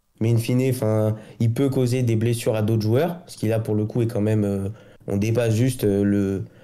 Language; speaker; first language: French; native; French